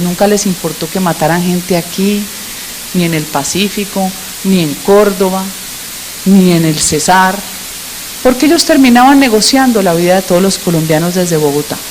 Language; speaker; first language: Spanish; native; Spanish